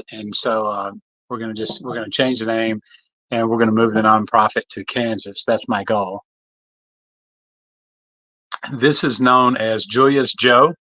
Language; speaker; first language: English; native; English